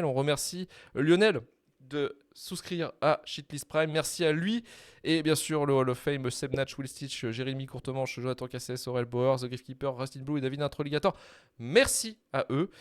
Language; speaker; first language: French; native; French